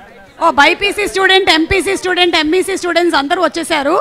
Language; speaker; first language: Telugu; native; Telugu